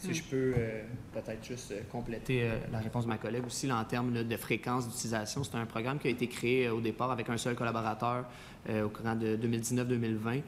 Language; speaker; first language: French; native; French